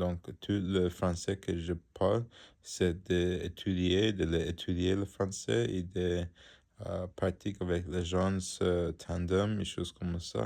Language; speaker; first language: French; non-native, learner; English